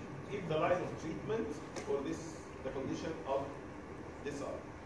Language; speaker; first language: English; non-native, fluent; Arabic